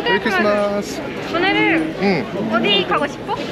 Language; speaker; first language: Korean; non-native, learner; Japanese